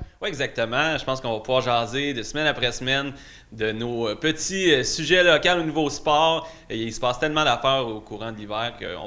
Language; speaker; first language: French; native; French